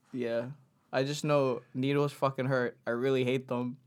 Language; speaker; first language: English; non-native, local second language; Filipino